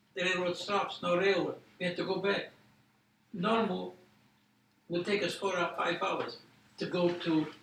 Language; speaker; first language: English; non-native, fluent; Polish